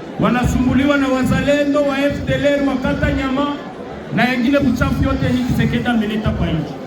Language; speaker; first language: Swahili; non-native, local second language; Kinyarwanda